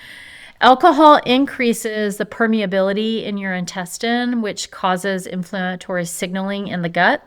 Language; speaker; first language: English; native; English